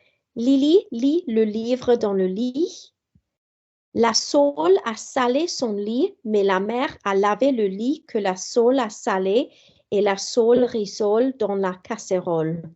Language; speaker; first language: French; non-native, fluent; English